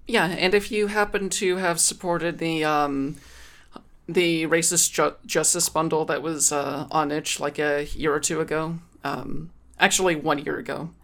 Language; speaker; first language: English; native; English